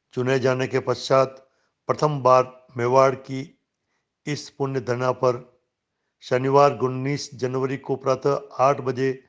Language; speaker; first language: Hindi; native; Hindi